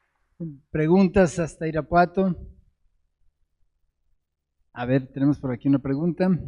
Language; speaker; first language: Spanish; native; Spanish